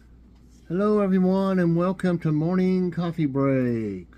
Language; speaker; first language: English; native; English